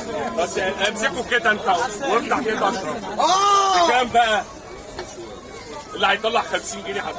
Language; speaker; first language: Arabic; native; Arabic